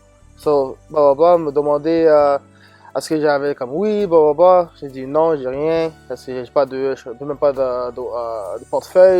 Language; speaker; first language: French; non-native, local second language; English